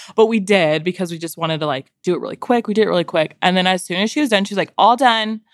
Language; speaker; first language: English; native; English